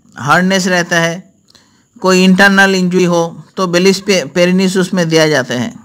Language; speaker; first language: Hindi; non-native, local second language; Bangla